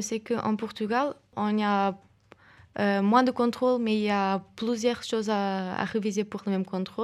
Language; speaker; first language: French; non-native, fluent; Portuguese